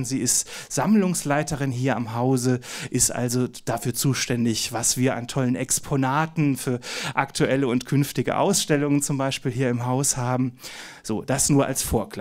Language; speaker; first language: German; native; German